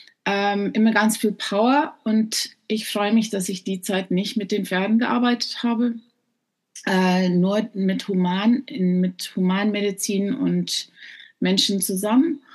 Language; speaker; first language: German; non-native, fluent; English